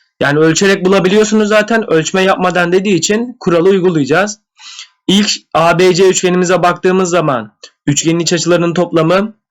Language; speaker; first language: Turkish; native; Turkish